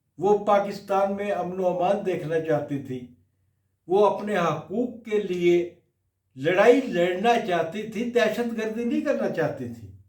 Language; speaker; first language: Urdu; non-native, local second language; Punjabi